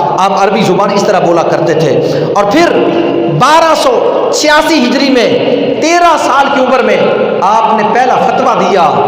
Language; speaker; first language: Urdu; non-native, local second language; Punjabi